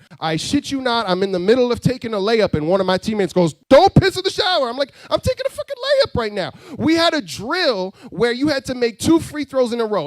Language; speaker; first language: English; native; English